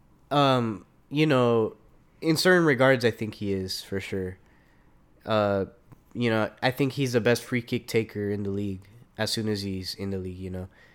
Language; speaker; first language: English; early bilingual, other home language; Spanish